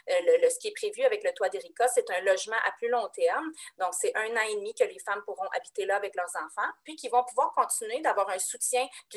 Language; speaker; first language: French; native; French